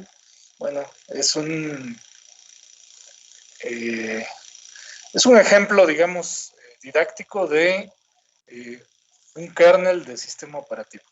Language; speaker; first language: Spanish; native; Spanish